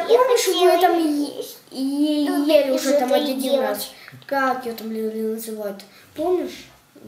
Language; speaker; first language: Russian; native; Russian